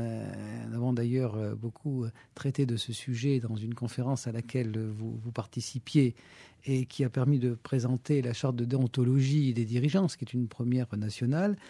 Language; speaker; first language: French; native; French